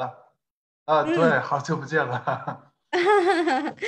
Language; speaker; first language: Chinese; non-native, fluent; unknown